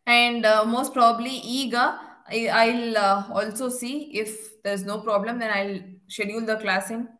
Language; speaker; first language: English; non-native, local second language; Kannada